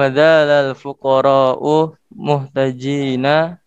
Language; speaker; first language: Arabic; non-native, learner; Indonesian